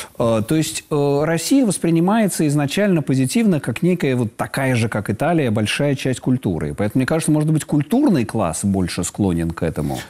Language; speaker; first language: Russian; native; Russian